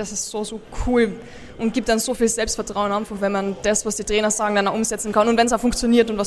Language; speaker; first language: German; native; German